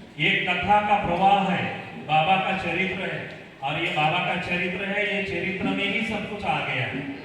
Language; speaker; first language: Hindi; non-native, local second language; Gujarati